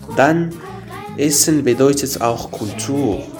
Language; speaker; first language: German; non-native, learner; Arabic